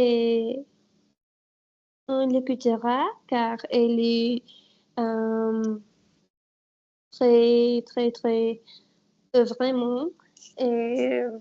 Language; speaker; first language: French; non-native, learner; Spanish